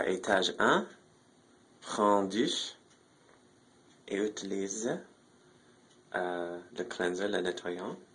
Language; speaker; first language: French; non-native, learner; English